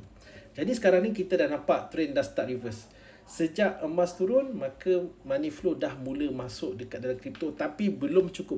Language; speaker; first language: Malay; native; Malay